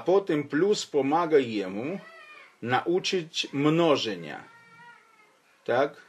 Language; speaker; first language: Polish; non-native, fluent; Ukrainian